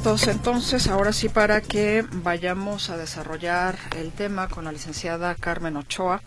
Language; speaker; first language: Spanish; native; Spanish